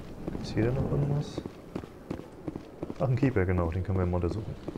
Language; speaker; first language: German; native; German